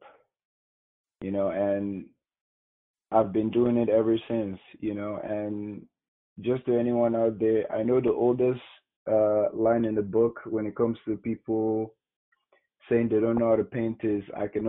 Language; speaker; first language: English; non-native, local second language; Igbo